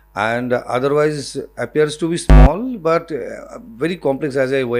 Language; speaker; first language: English; non-native, local second language; Bangla